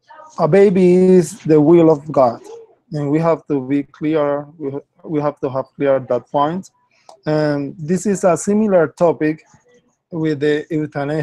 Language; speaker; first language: English; non-native, learner; Spanish